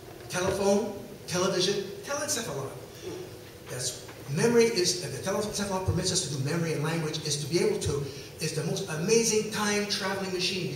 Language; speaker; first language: English; non-native, local second language; French